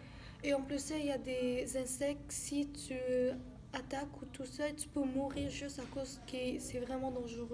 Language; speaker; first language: French; early bilingual, other home language; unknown